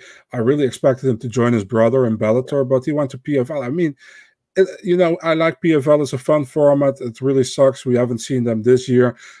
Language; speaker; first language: English; non-native, fluent; Dutch